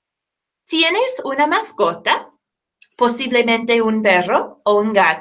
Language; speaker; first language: Spanish; non-native, fluent; English